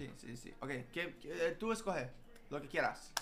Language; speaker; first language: Spanish; early bilingual, heritage; Spanish